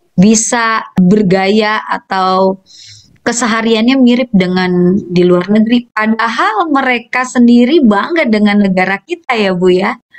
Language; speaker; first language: Indonesian; native; Indonesian